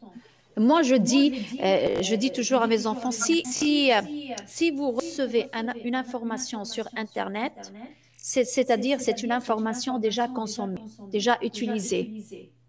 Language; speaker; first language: French; non-native, fluent; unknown